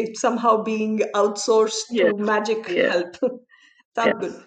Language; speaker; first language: English; non-native, local second language; Hindi